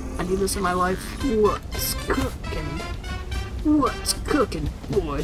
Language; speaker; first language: English; native; English